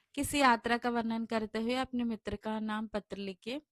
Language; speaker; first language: Hindi; non-native, local second language; Telugu